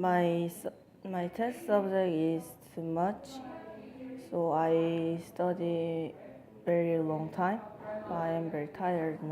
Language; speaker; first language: English; non-native, learner; Korean